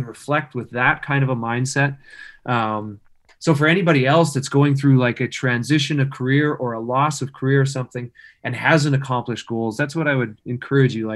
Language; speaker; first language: English; native; English